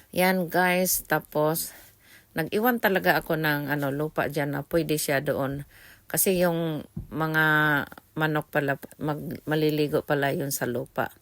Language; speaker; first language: Filipino; non-native, local second language; Cebuano